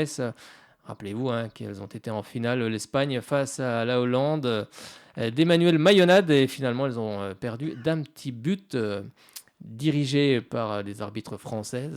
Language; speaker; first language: French; native; French